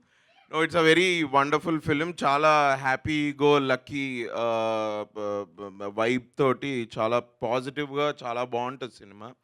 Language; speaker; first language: Telugu; native; Telugu